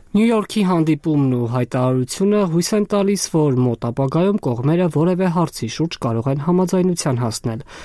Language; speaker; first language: Armenian; native; Armenian